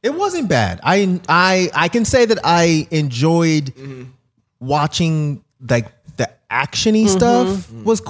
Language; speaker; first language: English; native; English